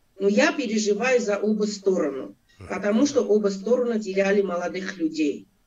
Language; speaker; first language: Russian; non-native, local second language; Armenian